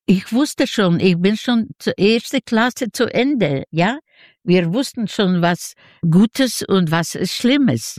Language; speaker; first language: German; non-native, learner; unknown